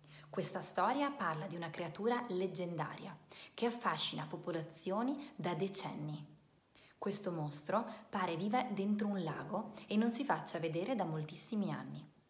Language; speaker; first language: Italian; native; Italian